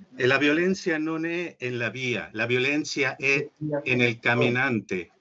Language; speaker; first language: Italian; non-native, learner; Spanish